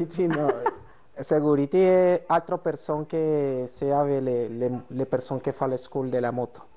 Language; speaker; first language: French; non-native, learner; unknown